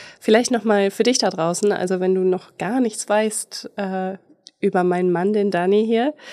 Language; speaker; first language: German; native; German